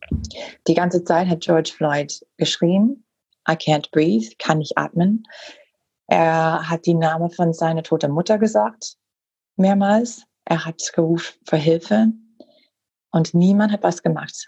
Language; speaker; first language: German; non-native, fluent; English